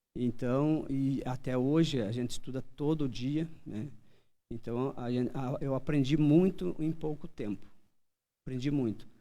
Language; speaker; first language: Portuguese; native; Portuguese